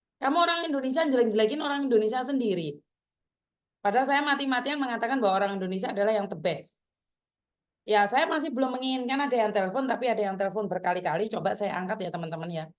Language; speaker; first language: Indonesian; native; Indonesian